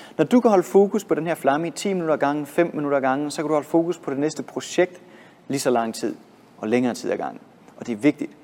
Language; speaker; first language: Danish; native; Danish